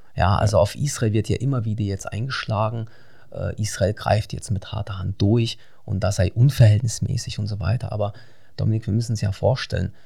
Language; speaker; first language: German; non-native, fluent; Russian